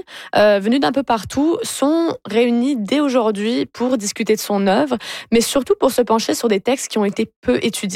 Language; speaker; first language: French; native; French